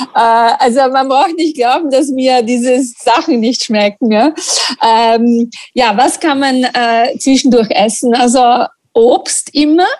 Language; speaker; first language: German; non-native, fluent; Italian